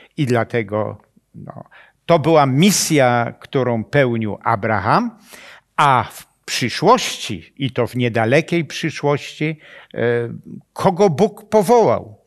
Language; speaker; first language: Polish; native; Polish